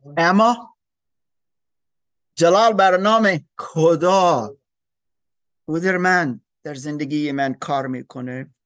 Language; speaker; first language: Persian; non-native, learner; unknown